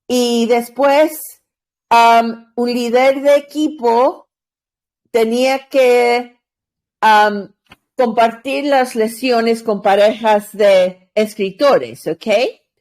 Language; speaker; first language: Spanish; non-native, learner; English